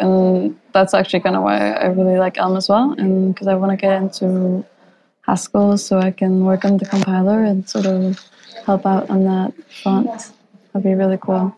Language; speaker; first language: English; non-native, fluent; Danish